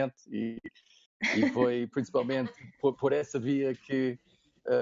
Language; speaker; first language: Portuguese; non-native, fluent; English